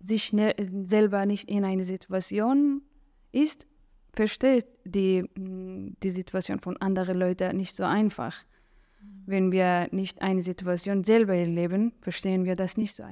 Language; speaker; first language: German; non-native, learner; Persian